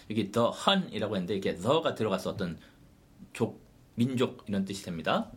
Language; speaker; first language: Korean; non-native, fluent; English